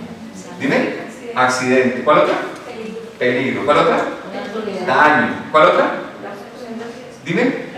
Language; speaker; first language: Spanish; native; Spanish